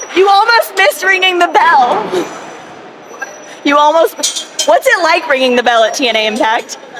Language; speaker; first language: English; native; English